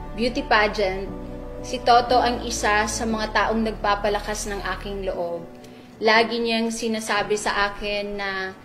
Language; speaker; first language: Filipino; non-native, local second language; Maguindanaon